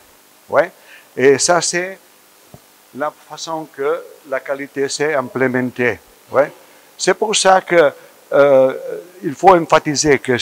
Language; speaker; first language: French; non-native, fluent; Spanish